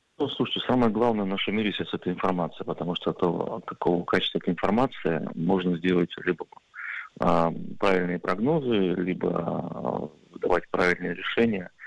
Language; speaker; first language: Russian; native; Russian